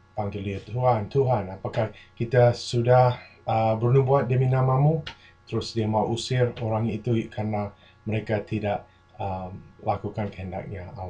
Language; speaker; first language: Indonesian; non-native, fluent; English